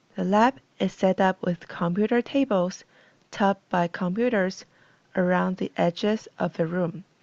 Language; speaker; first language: English; non-native, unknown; Chinese